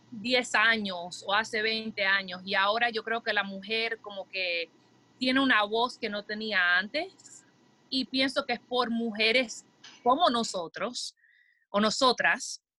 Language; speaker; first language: Spanish; early bilingual, heritage; Spanish